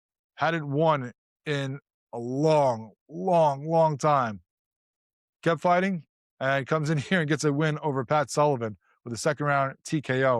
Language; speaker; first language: English; native; English